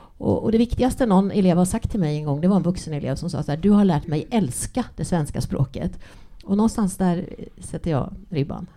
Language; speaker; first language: Swedish; early bilingual, other home language; English